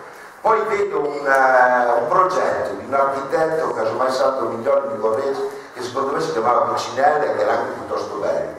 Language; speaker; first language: Italian; native; Italian